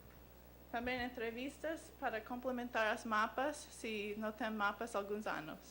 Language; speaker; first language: Portuguese; non-native, learner; English